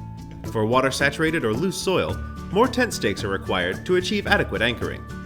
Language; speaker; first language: English; native; English